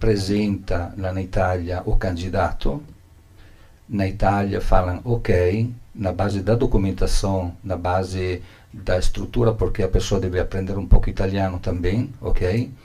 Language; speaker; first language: Portuguese; non-native, learner; Italian